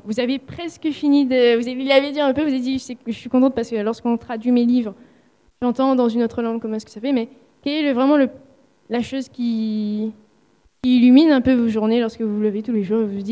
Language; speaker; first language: French; native; French